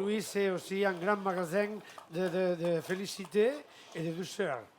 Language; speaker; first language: French; non-native, learner; Catalan